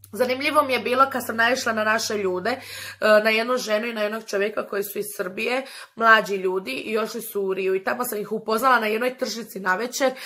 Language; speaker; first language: Croatian; early bilingual, other home language; Portuguese